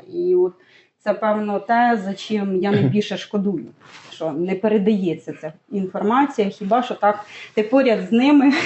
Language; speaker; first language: Ukrainian; native; Ukrainian